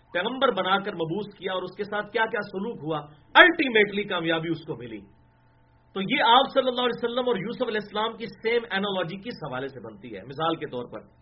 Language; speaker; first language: Urdu; non-native, local second language; Punjabi